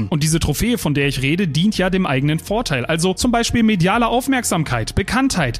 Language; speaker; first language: German; native; German